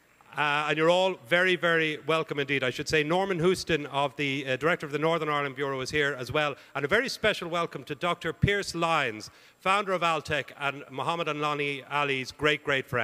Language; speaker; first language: English; native; English